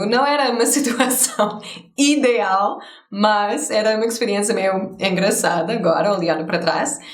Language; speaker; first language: Portuguese; non-native, fluent; English